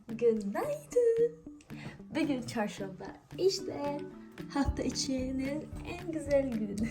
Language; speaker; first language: Turkish; non-native, fluent; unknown